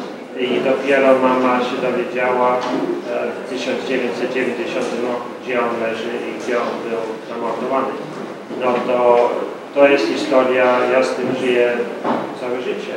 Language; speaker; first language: Polish; early bilingual, heritage; Polish